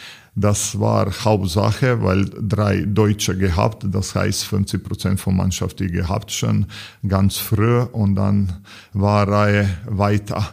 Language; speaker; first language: German; non-native, learner; Serbian